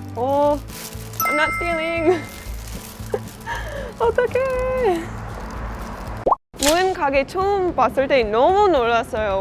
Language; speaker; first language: Korean; non-native, learner; English